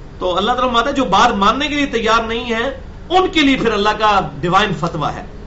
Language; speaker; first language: Urdu; non-native, local second language; Punjabi